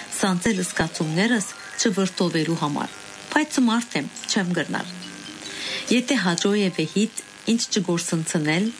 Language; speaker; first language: Armenian; early bilingual, heritage; Armenian